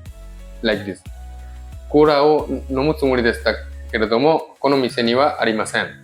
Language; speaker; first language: Japanese; non-native, fluent; Bangla